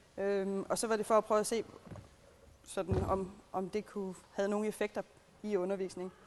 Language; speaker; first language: Danish; native; Danish